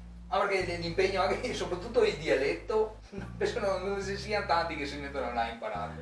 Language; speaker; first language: Italian; native; Italian